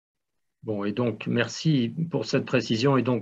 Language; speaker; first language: French; native; French